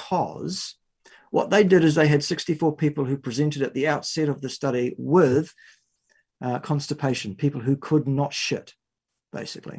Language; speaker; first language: English; native; English